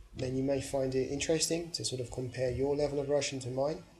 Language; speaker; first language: English; native; English